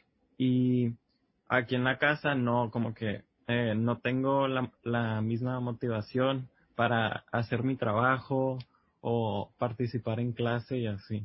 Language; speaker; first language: Spanish; early bilingual, heritage; Spanish